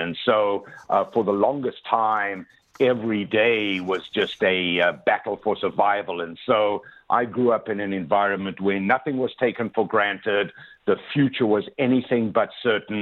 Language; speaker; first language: English; native; English